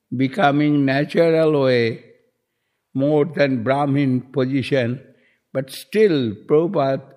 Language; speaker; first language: English; non-native, local second language; Bangla